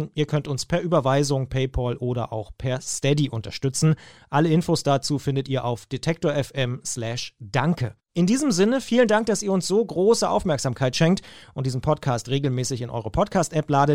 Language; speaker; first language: German; native; German